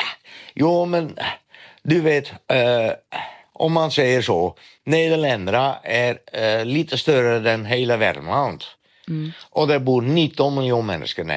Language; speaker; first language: Swedish; non-native, fluent; Dutch